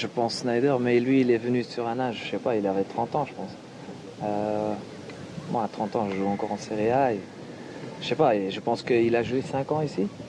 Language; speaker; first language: French; non-native, local second language; Dutch